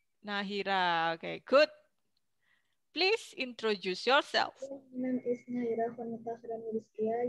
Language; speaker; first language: English; non-native, fluent; Indonesian